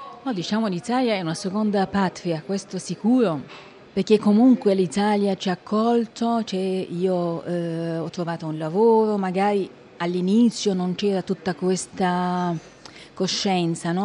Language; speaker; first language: Italian; non-native, fluent; Arabic